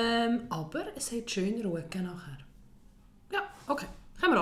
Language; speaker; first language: German; native; German